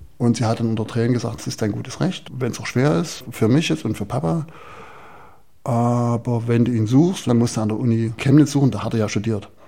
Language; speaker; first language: German; native; German